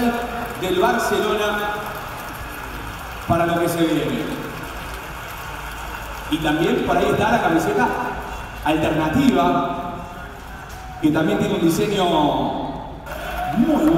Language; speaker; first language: Spanish; native; Spanish